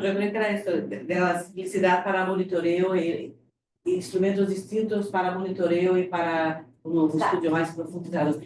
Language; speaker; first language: Spanish; non-native, fluent; Portuguese